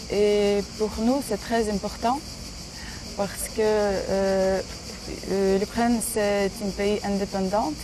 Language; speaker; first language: French; non-native, learner; Ukrainian